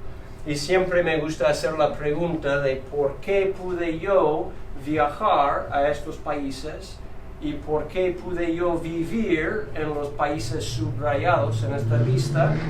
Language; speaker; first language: Spanish; non-native, fluent; English